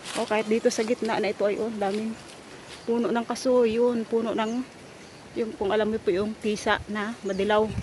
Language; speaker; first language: Filipino; non-native, local second language; Cebuano